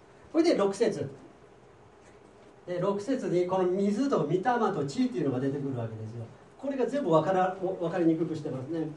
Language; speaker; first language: Japanese; native; Japanese